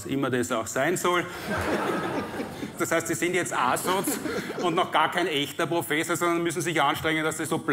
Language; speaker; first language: German; native; German